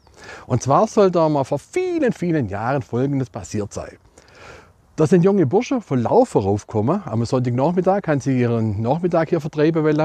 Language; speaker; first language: German; native; German